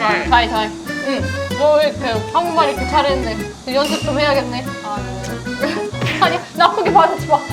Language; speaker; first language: Korean; non-native, fluent; German